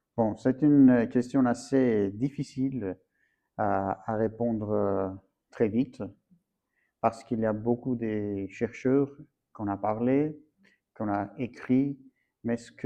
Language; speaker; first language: French; non-native, fluent; Armenian